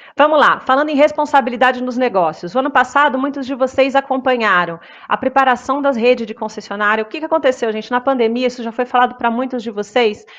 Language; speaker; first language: Portuguese; native; Portuguese